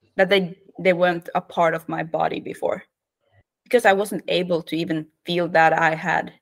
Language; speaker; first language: English; non-native, fluent; Norwegian